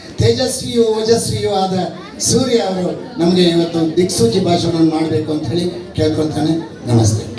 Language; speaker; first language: Kannada; native; Kannada